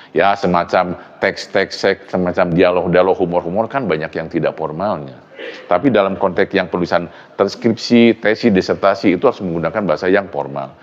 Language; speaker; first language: Indonesian; non-native, local second language; Sundanese